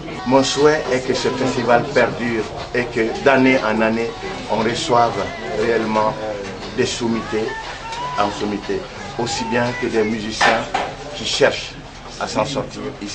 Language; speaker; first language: French; non-native, local second language; Bambara